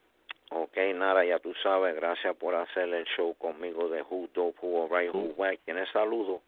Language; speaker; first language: Spanish; early bilingual, heritage; Spanish